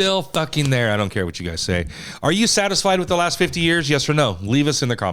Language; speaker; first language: English; native; English